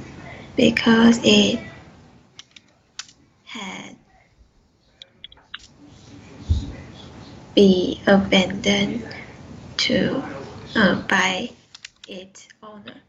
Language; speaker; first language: English; non-native, learner; Chinese